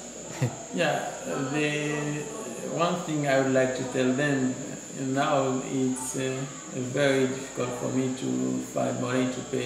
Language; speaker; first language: English; non-native, learner; Haitian Creole